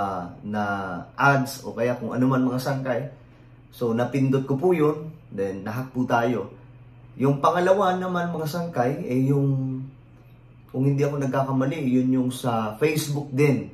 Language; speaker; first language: Filipino; native; Filipino